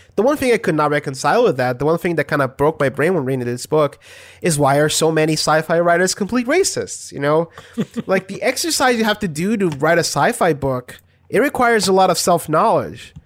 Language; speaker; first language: English; non-native, fluent; Portuguese